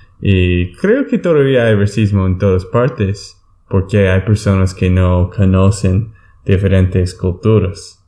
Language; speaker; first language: Spanish; non-native, learner; English